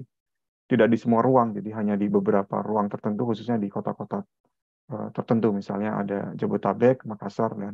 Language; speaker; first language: Indonesian; native; Indonesian